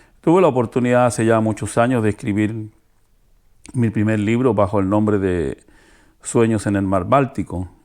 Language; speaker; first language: Spanish; native; Spanish